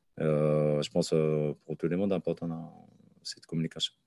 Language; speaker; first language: French; non-native, learner; Japanese